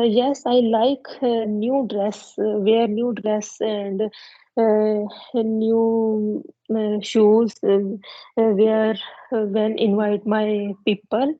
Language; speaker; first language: English; non-native, learner; Punjabi